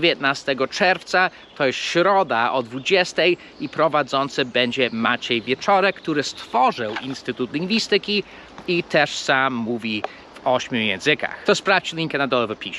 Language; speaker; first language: Polish; non-native, fluent; English